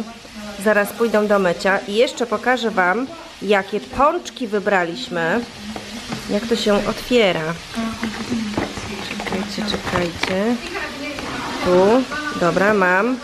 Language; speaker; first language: Polish; native; Polish